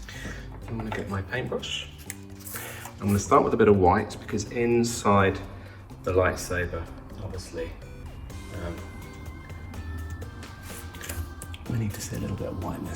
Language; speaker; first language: English; native; English